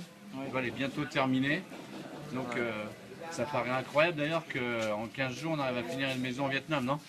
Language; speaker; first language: French; native; French